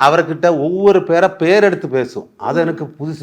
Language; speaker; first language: Tamil; non-native, learner; Malayalam